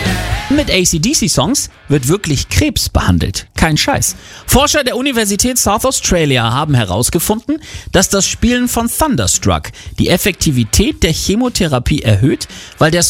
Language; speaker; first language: German; native; German